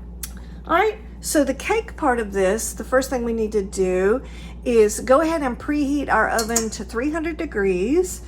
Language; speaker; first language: English; native; English